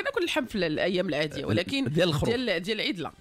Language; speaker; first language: Arabic; native; Arabic